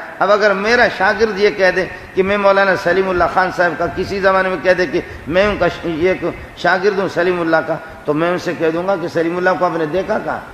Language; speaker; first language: Urdu; non-native, local second language; Baluchi